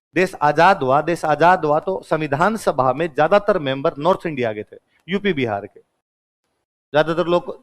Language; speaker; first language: Hindi; non-native, local second language; Marwari